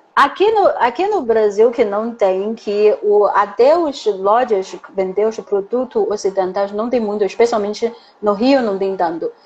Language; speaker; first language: Portuguese; non-native, learner; Chinese